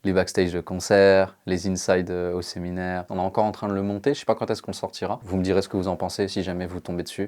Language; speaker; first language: French; native; French